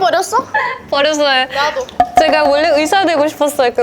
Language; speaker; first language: Korean; non-native, fluent; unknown